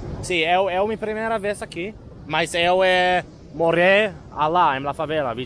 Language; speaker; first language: Portuguese; non-native, learner; Hebrew